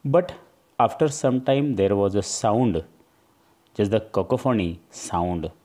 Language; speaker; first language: English; non-native, local second language; Marathi